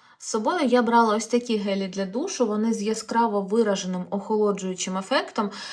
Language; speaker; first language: Ukrainian; non-native, local second language; Russian